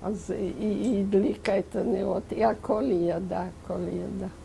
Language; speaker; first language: Hebrew; non-native, fluent; Yiddish